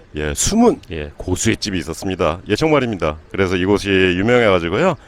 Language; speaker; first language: Korean; native; Korean